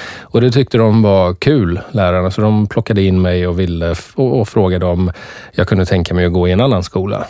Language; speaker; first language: Swedish; early bilingual, other home language; Persian